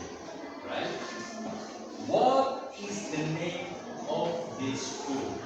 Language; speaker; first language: English; non-native, learner; Indonesian